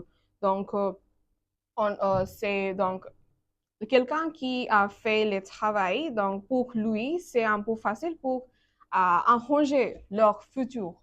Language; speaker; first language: French; non-native, learner; Bangla